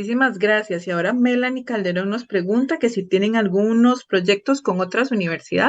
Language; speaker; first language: Spanish; native; Spanish